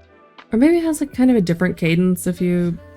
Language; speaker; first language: English; native; English